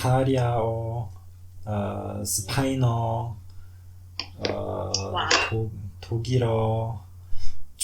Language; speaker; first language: Korean; non-native, learner; French